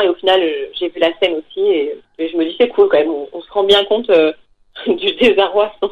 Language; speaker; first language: French; native; French